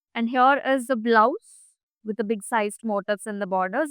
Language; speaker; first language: English; non-native, local second language; Telugu